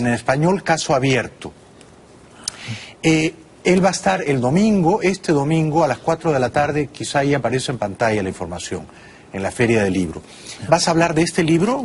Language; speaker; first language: Spanish; native; Spanish